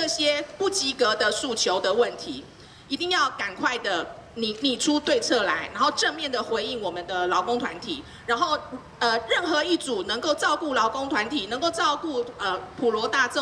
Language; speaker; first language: Chinese; native; Chinese